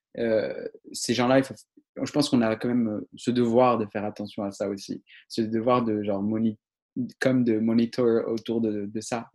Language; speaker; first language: French; non-native, local second language; Arabic